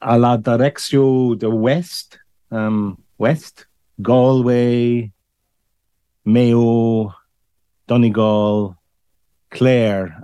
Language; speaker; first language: Catalan; non-native, learner; English